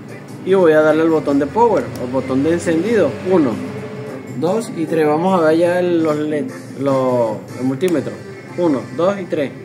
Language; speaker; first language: Spanish; native; Spanish